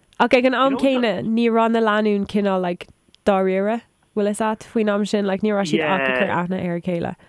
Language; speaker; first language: Irish; non-native, local second language; English